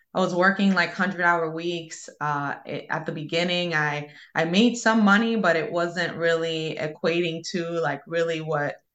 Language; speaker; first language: English; early bilingual, other home language; Spanish